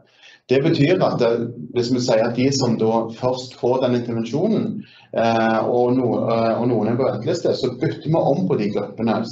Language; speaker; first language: Norwegian; native; Norwegian